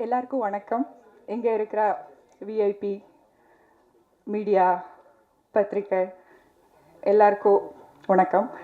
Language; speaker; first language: Tamil; non-native, learner; Kannada